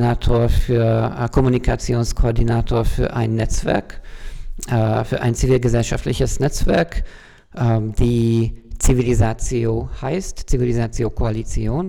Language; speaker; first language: German; non-native, fluent; Hungarian